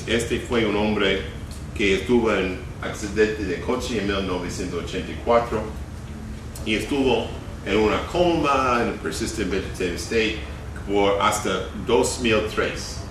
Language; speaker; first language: Spanish; non-native, fluent; English